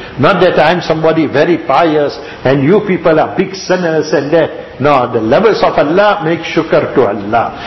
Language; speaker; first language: English; native; English